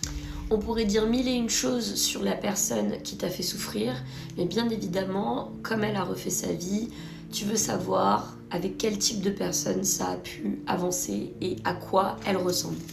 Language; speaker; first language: French; native; French